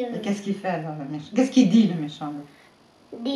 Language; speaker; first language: French; native; French